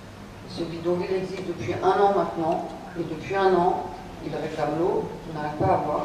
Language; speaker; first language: French; native; French